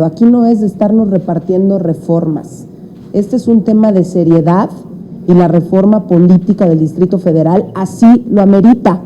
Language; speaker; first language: Spanish; native; Spanish